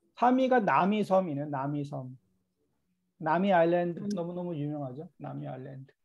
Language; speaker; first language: Korean; native; Korean